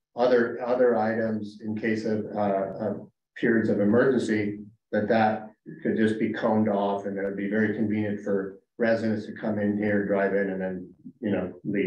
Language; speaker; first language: English; native; English